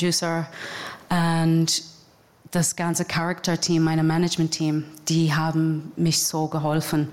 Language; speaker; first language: German; non-native, fluent; English